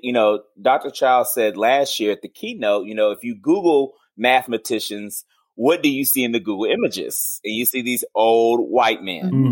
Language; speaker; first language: English; native; English